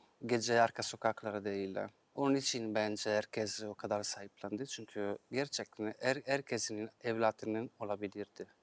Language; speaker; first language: Turkish; non-native, fluent; Italian